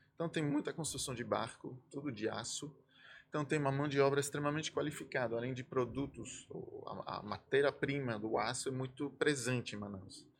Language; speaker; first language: Portuguese; non-native, fluent; French